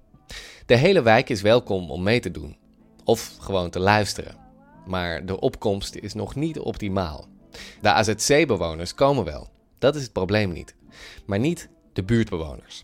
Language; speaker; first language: Dutch; native; Dutch